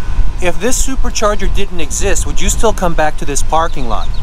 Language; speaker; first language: English; native; English